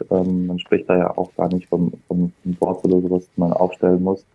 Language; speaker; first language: German; native; German